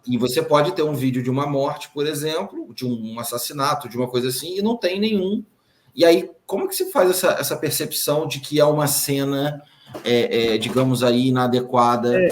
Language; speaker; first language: Portuguese; native; Portuguese